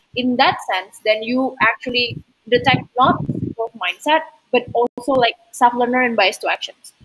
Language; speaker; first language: English; non-native, fluent; Indonesian